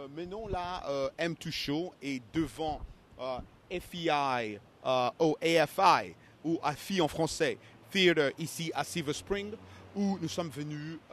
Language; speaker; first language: French; non-native, local second language; Lingala